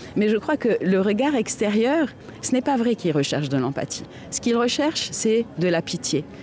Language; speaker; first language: French; non-native, local second language; Arabic